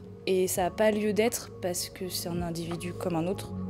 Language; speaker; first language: French; native; French